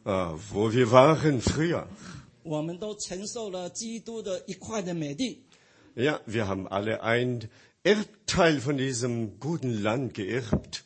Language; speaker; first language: German; non-native, fluent; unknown